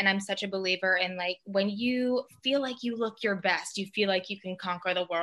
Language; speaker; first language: English; native; English